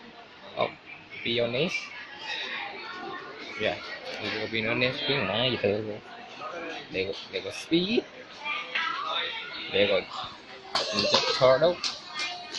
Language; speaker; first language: Vietnamese; early bilingual, heritage; Vietnamese